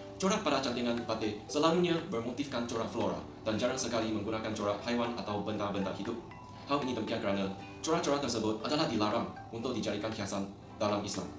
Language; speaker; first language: Malay; non-native, local second language; Chinese